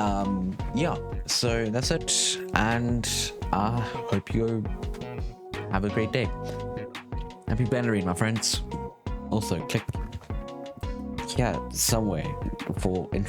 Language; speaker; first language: English; native; English